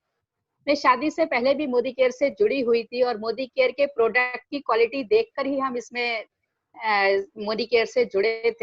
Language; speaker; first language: Hindi; native; Hindi